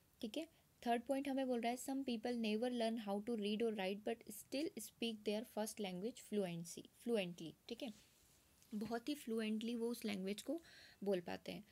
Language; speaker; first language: Hindi; native; Hindi